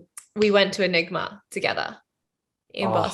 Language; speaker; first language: English; native; English